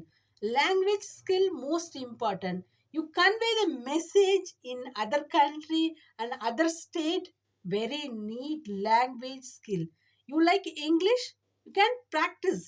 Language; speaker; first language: English; non-native, learner; Tamil